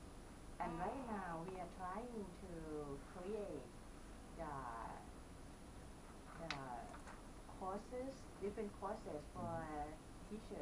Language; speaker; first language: English; non-native, fluent; Thai